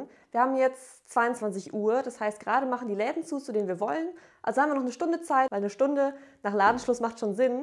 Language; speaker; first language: German; native; German